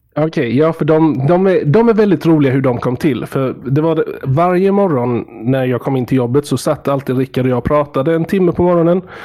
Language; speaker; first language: Swedish; native; Swedish